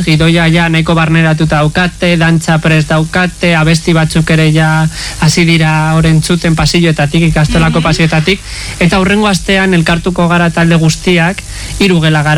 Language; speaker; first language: Basque; native; Basque